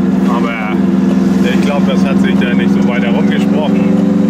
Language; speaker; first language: German; native; German